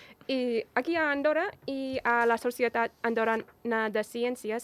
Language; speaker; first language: Catalan; non-native, learner; English